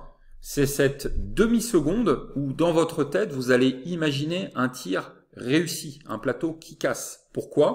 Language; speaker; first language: French; native; French